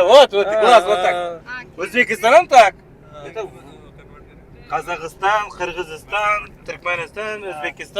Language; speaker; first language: Russian; non-native, local second language; Uzbek